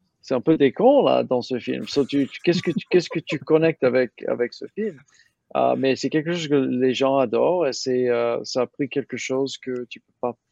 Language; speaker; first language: French; non-native, learner; English